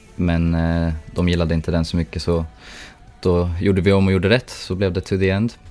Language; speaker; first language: Swedish; native; Swedish